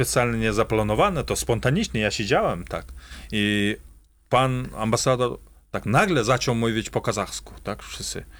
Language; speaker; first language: Polish; non-native, fluent; Kazakh